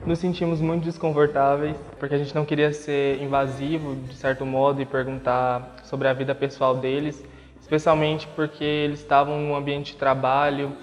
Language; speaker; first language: Portuguese; native; Portuguese